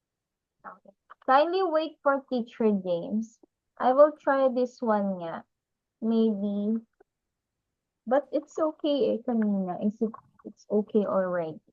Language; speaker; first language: English; non-native, local second language; Filipino